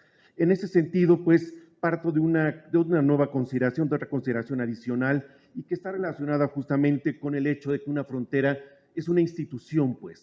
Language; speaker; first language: Spanish; native; Spanish